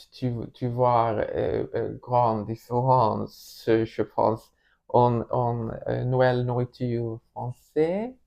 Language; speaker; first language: French; non-native, learner; Swedish